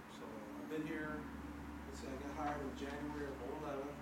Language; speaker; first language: English; native; English